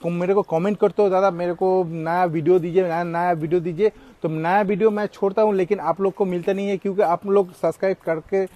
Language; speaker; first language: Hindi; non-native, local second language; Bangla